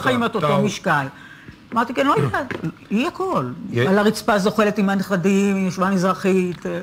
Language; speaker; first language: Hebrew; native; Hebrew